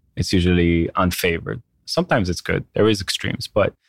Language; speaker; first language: English; non-native, fluent; Hebrew